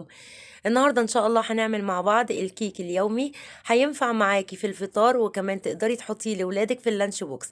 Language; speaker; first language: Arabic; native; Arabic